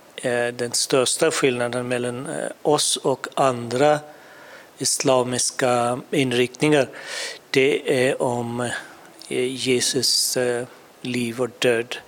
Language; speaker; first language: Swedish; non-native, fluent; Urdu